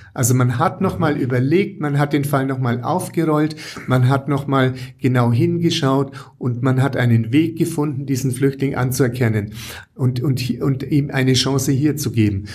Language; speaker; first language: German; native; German